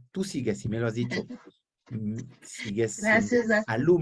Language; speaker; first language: Spanish; native; Spanish